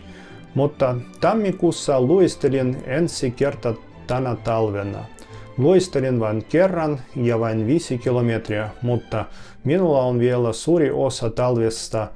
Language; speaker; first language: Finnish; non-native, fluent; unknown